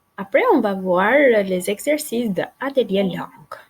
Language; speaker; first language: French; non-native, fluent; Albanian